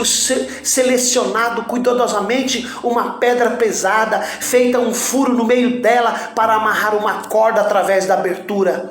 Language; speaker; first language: Portuguese; native; Portuguese